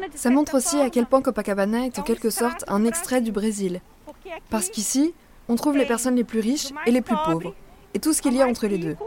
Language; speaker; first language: French; non-native, fluent; Portuguese